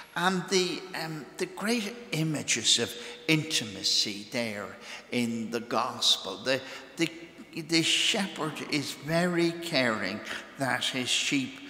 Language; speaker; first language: English; native; English